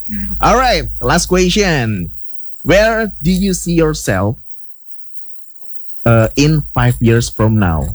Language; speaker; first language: English; non-native, fluent; Indonesian